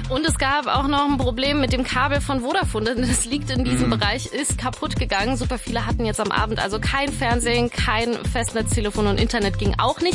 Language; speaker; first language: German; native; German